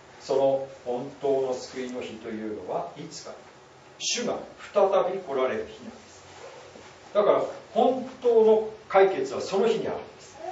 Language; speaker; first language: Japanese; native; Japanese